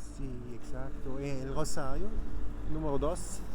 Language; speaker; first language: Spanish; non-native, learner; German